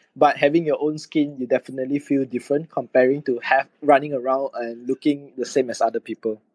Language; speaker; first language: English; non-native, local second language; Chinese